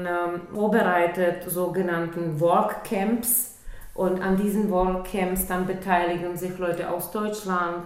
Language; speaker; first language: German; non-native, local second language; Czech